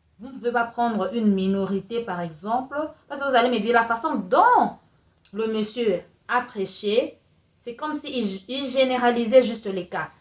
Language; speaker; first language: French; non-native, local second language; Lingala